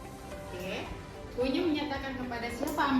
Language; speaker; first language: Indonesian; native; Indonesian